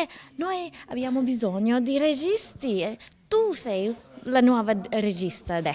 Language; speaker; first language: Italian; non-native, learner; English